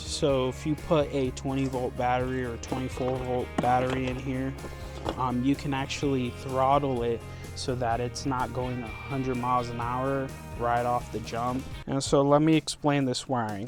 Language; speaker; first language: English; native; English